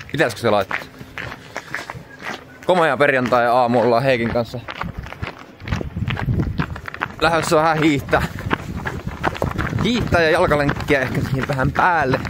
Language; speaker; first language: Finnish; native; Finnish